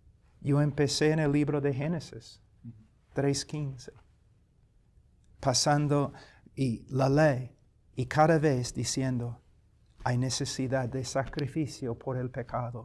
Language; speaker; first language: Spanish; non-native, fluent; English